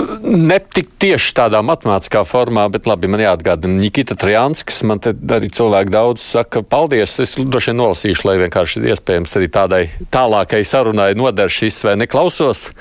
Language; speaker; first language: Latvian; native; Latvian